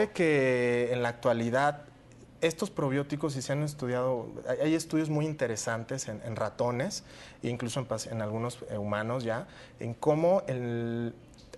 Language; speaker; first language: Spanish; native; Spanish